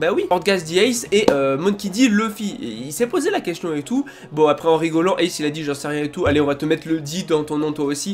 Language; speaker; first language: French; native; French